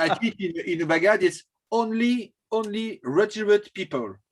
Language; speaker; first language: English; non-native, learner; French